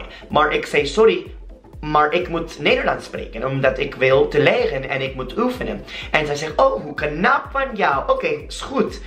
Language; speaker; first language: Dutch; non-native, learner; Spanish